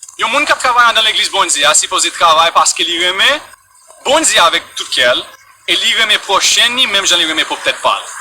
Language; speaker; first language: Haitian Creole; non-native, fluent; English